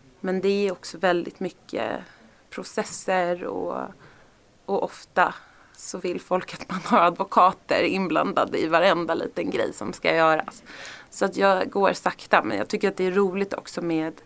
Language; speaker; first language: Swedish; native; Swedish